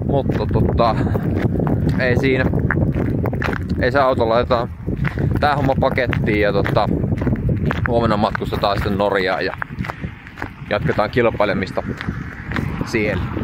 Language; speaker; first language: Finnish; native; Finnish